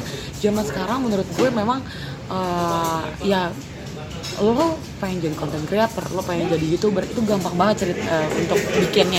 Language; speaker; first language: Indonesian; native; Indonesian